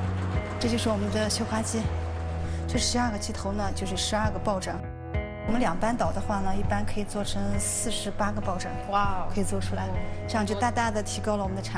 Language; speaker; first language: Chinese; native; Chinese